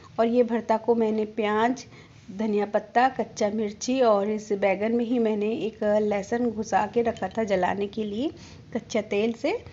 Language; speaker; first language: Hindi; non-native, local second language; Bangla